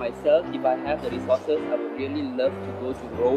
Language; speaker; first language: English; non-native, local second language; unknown